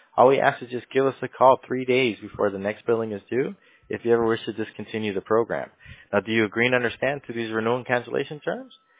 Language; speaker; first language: English; early bilingual, other home language; Spanish